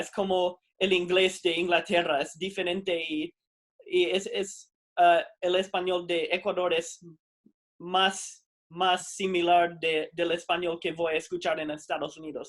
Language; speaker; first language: Spanish; non-native, fluent; English